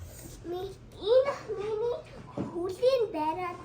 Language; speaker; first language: Mongolian; early bilingual, heritage; Mongolian